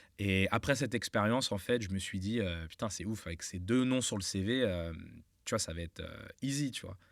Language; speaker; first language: French; native; French